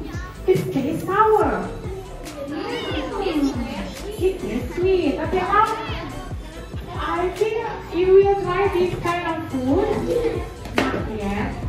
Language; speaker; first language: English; non-native, fluent; Indonesian